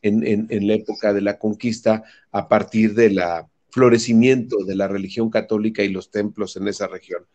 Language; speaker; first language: Spanish; native; Spanish